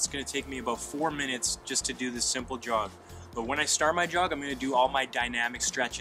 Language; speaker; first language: English; native; English